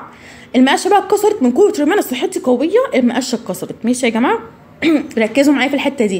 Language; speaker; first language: Arabic; native; Arabic